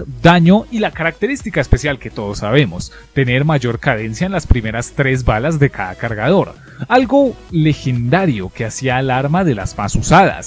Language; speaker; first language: Spanish; native; Spanish